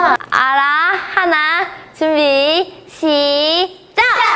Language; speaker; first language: Korean; native; Korean